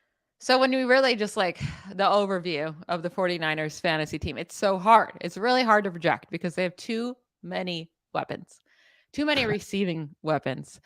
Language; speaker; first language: English; native; English